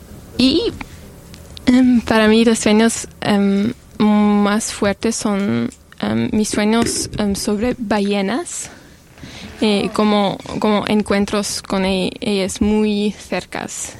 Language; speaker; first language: Spanish; non-native, learner; French